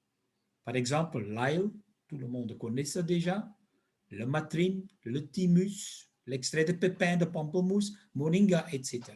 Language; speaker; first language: French; non-native, local second language; Dutch